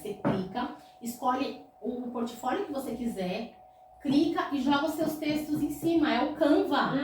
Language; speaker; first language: Portuguese; native; Portuguese